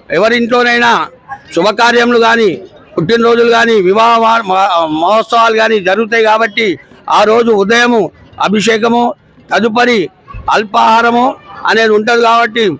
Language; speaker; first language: Telugu; native; Telugu